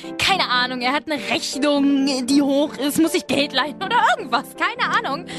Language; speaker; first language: German; early bilingual, other home language; Spanish